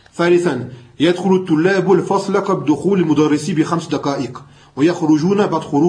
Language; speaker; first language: Arabic; non-native, learner; French